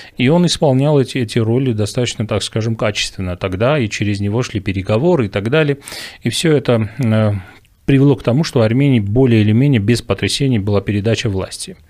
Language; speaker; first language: Russian; non-native, local second language; Armenian